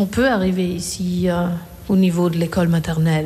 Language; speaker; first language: French; non-native, fluent; Korean